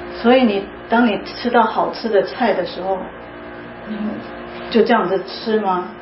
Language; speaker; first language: Chinese; native; Chinese